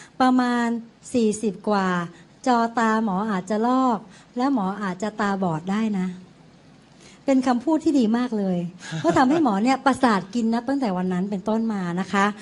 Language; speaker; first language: Thai; native; Thai